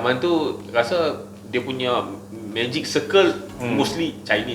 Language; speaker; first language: Malay; native; Malay